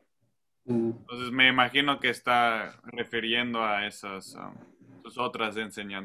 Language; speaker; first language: Spanish; non-native, fluent; English